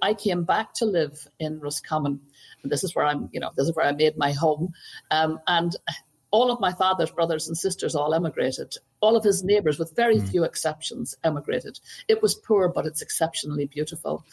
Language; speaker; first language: English; native; English